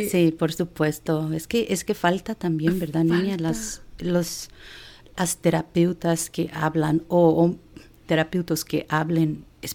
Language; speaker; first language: Spanish; early bilingual, heritage; Spanish